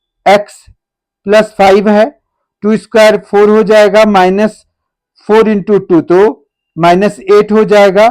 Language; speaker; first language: Hindi; native; Hindi